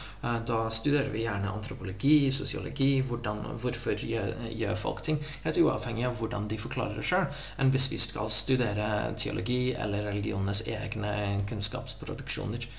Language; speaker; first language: Norwegian; non-native, fluent; English